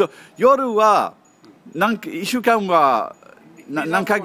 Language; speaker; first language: Japanese; non-native, learner; English